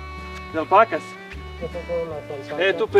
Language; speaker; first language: Spanish; non-native, learner; Serbian